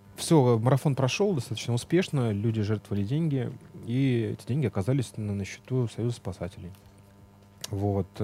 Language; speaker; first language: Russian; native; Russian